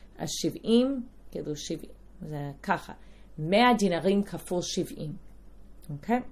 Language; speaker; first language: Hebrew; non-native, fluent; English